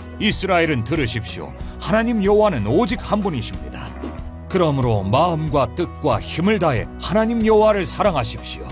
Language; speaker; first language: Korean; native; Korean